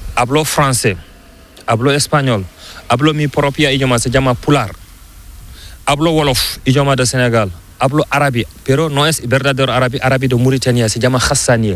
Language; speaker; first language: Spanish; non-native, learner; Fula